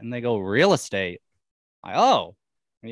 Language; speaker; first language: English; native; English